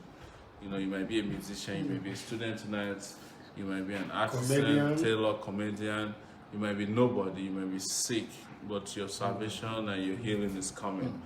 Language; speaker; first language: English; non-native, local second language; Yoruba